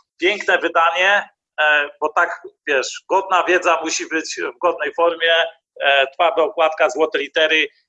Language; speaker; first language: Polish; early bilingual, heritage; Polish